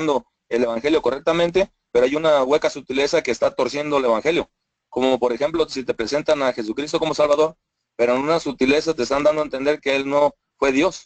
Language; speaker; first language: Spanish; native; Spanish